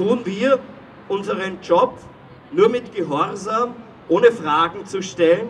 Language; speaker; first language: German; native; German